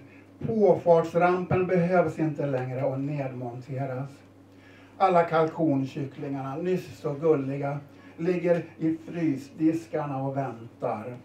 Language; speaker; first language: Swedish; native; Swedish